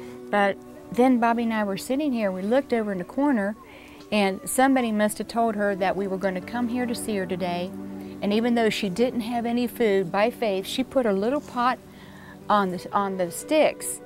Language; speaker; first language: English; native; English